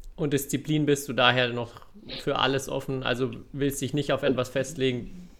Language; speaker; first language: German; native; German